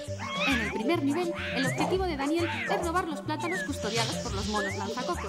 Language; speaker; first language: Spanish; native; Spanish